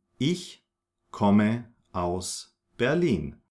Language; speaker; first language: German; non-native, fluent; English